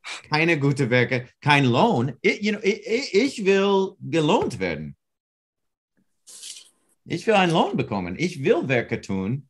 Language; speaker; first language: German; non-native, fluent; English